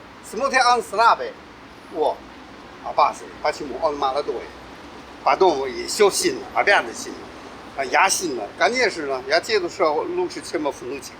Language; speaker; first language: Russian; non-native, learner; Chinese